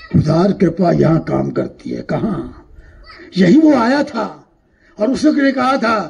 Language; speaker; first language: Hindi; non-native, local second language; Marathi